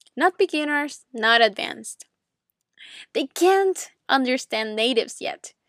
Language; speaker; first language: English; non-native, fluent; Spanish